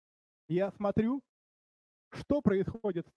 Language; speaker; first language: Czech; non-native, learner; Russian